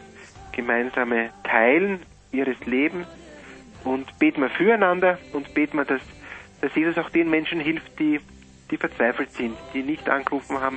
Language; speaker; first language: German; native; German